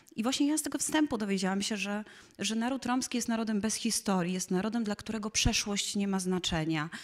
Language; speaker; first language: Polish; native; Polish